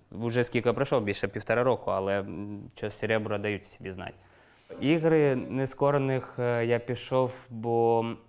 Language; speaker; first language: Ukrainian; non-native, local second language; Russian